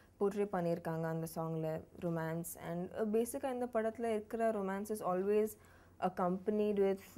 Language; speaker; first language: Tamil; non-native, learner; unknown